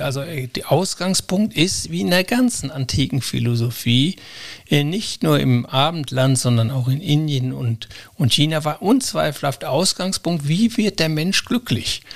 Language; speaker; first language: German; native; German